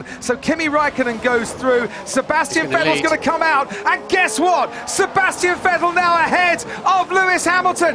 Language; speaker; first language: English; native; English